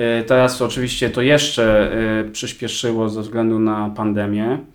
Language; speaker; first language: Polish; native; Polish